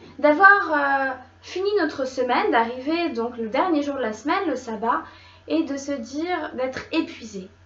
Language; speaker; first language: French; native; French